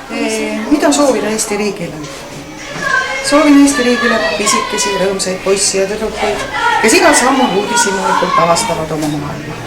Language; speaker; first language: Estonian; native; Estonian